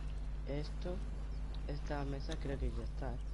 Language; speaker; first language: Spanish; native; Spanish